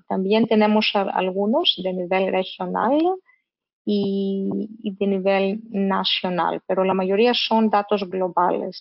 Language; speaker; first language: Spanish; non-native, fluent; English